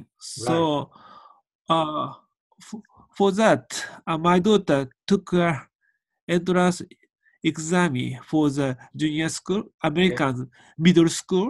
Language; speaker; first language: English; non-native, learner; Japanese